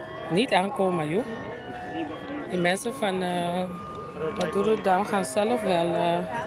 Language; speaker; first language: Dutch; early bilingual, other home language; Papiamento